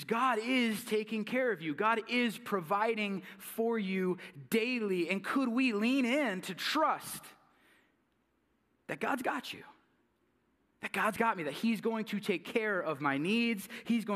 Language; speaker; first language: English; native; English